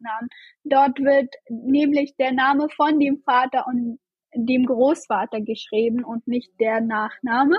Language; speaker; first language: German; non-native, fluent; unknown